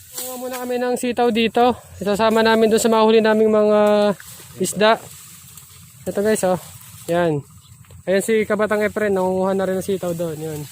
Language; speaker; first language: Filipino; native; Filipino